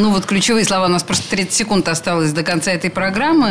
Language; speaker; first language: Russian; native; Russian